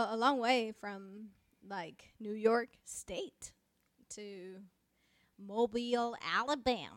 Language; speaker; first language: English; non-native, fluent; Spanish